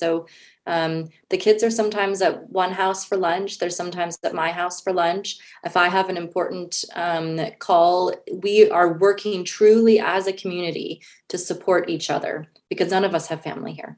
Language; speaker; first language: English; native; English